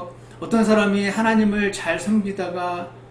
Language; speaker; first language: Korean; native; Korean